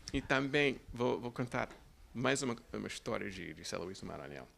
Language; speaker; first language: Portuguese; non-native, fluent; English